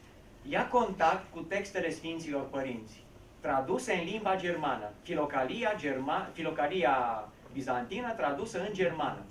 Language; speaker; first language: Romanian; native; Romanian